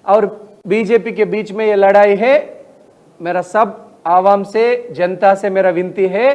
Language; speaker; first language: Hindi; non-native, local second language; Telugu